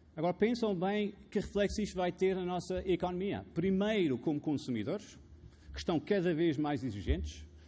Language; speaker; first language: Portuguese; non-native, fluent; Arabic